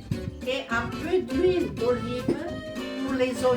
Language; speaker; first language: French; non-native, learner; Italian